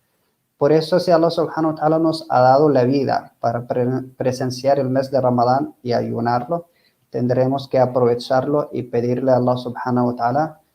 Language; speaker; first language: Spanish; non-native, fluent; Arabic